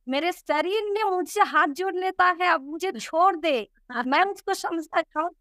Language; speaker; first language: Hindi; non-native, local second language; Bangla